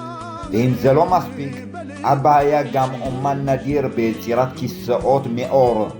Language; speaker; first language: Hebrew; early bilingual, other home language; Amharic